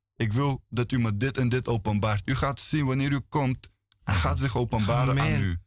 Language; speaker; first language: Dutch; early bilingual, other home language; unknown